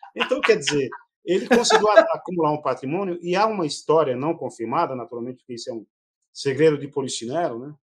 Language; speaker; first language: Portuguese; native; Portuguese